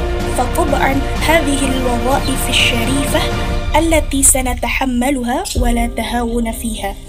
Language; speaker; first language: Arabic; non-native, learner; Indonesian